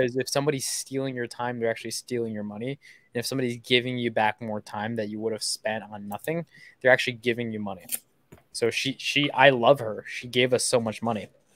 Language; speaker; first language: English; native; English